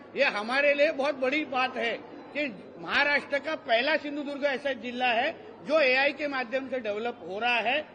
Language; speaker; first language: Hindi; non-native, local second language; Marathi